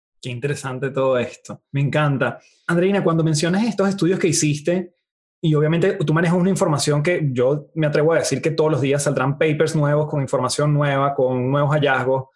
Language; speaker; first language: Spanish; native; Spanish